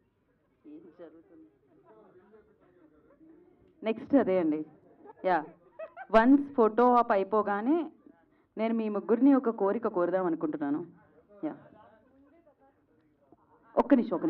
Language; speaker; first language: Telugu; native; Telugu